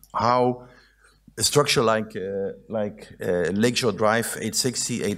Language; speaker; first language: English; non-native, fluent; Dutch